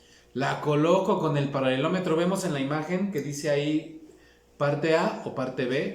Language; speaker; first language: Spanish; native; Spanish